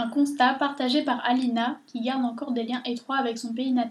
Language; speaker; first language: French; native; French